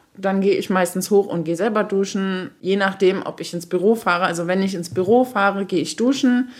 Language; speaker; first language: German; native; German